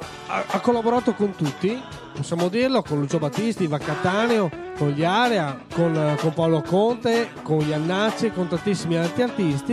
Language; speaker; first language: Italian; native; Italian